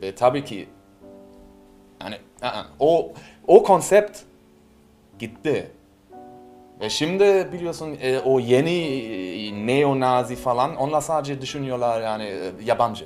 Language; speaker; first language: Turkish; non-native, learner; German